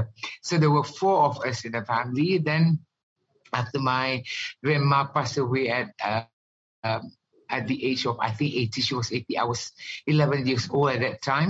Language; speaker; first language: English; non-native, local second language; Malay